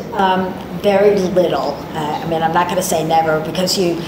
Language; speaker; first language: English; native; English